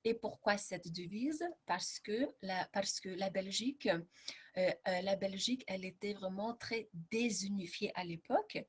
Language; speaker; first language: French; non-native, fluent; Lithuanian